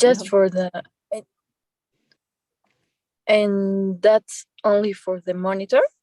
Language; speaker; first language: English; non-native, learner; Spanish